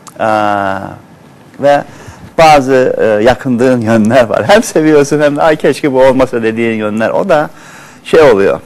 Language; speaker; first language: Turkish; native; Turkish